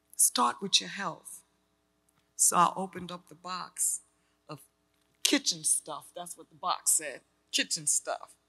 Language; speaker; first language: English; native; English